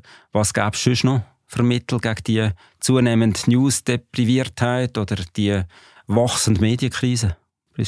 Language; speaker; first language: German; native; German